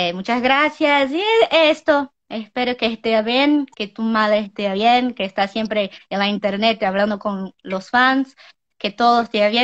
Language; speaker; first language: Spanish; non-native, learner; Portuguese